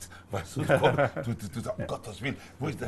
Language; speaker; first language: German; non-native, fluent; Spanish